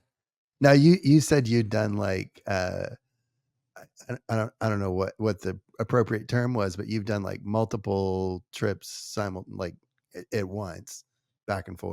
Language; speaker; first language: English; native; English